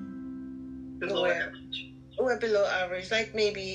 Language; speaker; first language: English; non-native, local second language; Zulu